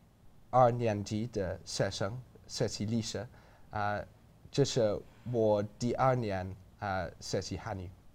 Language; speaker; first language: Chinese; non-native, learner; English